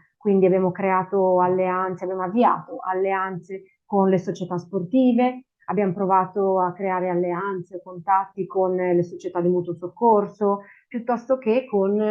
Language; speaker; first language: Italian; native; Italian